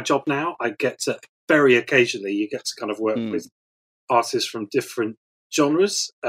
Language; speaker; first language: English; native; English